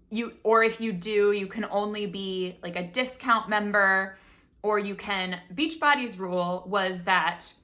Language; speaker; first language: English; native; English